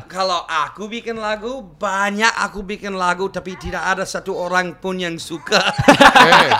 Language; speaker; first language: Indonesian; non-native, fluent; English